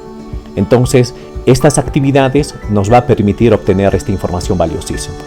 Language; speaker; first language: Spanish; native; Spanish